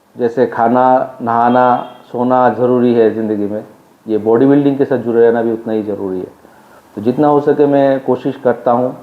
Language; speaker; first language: Hindi; non-native, local second language; Bangla